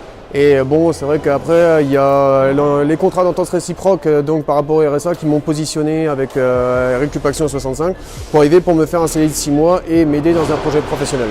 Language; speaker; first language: French; native; French